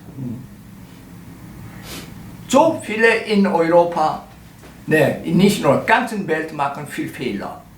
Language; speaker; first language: German; non-native, learner; Korean